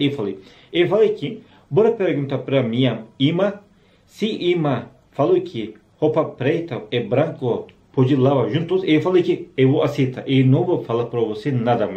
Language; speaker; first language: Portuguese; non-native, learner; Turkish